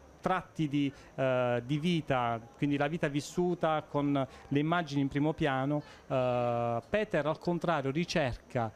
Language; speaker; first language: Italian; native; Italian